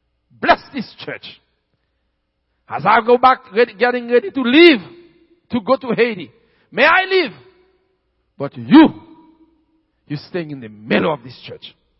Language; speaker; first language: English; non-native, fluent; Haitian Creole